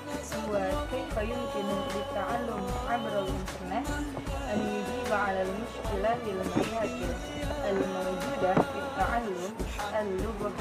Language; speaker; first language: Arabic; non-native, learner; Indonesian